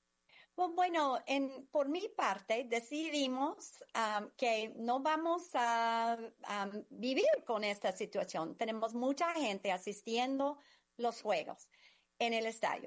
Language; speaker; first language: Spanish; non-native, fluent; English